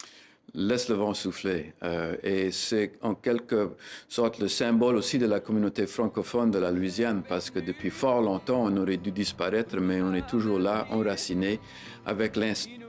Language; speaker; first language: French; native; French